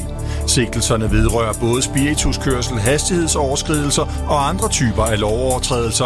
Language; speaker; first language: Danish; native; Danish